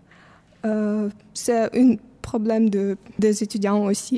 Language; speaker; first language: French; non-native, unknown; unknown